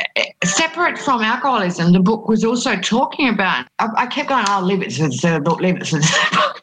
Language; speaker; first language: English; native; English